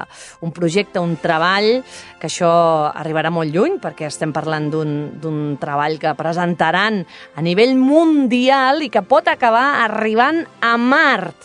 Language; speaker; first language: Catalan; native; Catalan